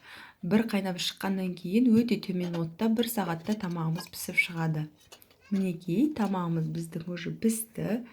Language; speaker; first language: Kazakh; native; Kazakh